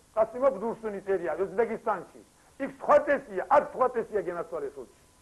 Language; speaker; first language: Georgian; non-native, local second language; Turkish